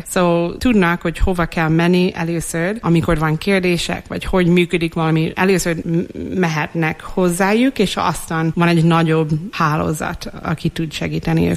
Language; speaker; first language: Hungarian; non-native, fluent; English